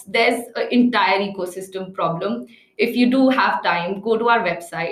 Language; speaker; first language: English; non-native, local second language; Hindi